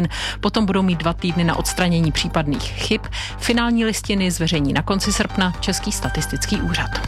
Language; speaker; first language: Czech; native; Czech